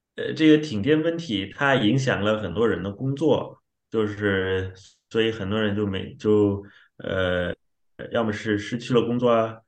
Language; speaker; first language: Chinese; non-native, fluent; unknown